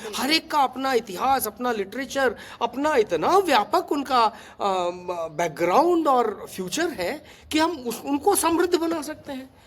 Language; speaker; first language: Hindi; native; Hindi